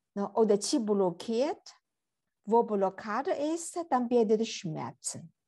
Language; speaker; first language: German; non-native, learner; Chinese